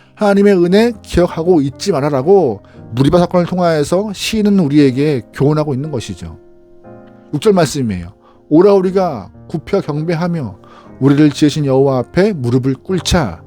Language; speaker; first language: Korean; native; Korean